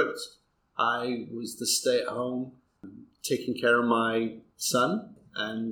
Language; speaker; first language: English; native; English